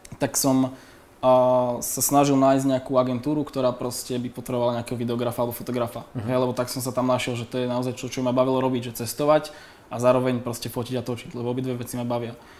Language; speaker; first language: Slovak; native; Slovak